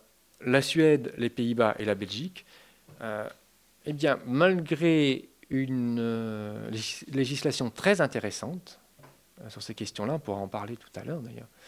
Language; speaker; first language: French; native; French